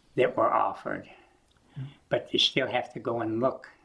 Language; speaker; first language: English; native; English